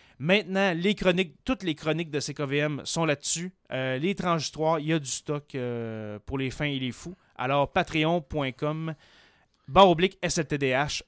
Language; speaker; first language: French; native; French